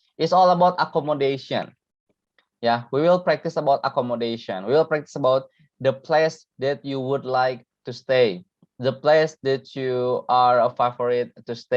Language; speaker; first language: English; non-native, fluent; Indonesian